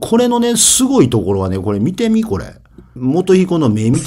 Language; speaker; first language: Japanese; native; Japanese